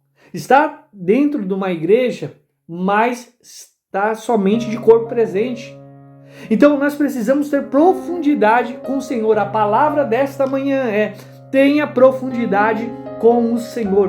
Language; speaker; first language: Portuguese; native; Portuguese